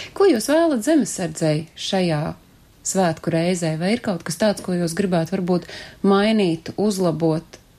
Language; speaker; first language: Latvian; native; Latvian